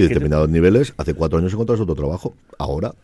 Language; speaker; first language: Spanish; native; Spanish